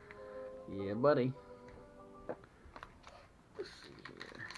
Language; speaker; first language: English; native; English